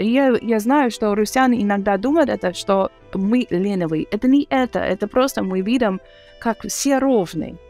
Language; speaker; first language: Russian; non-native, learner; English